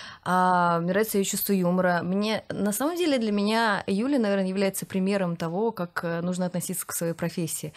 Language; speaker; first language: Russian; native; Russian